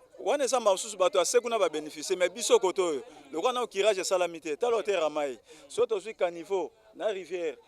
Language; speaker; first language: Lingala; native; Lingala